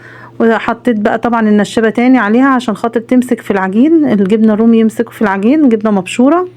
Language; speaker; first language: Arabic; native; Arabic